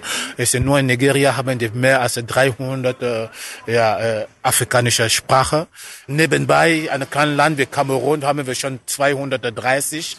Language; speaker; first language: German; non-native, fluent; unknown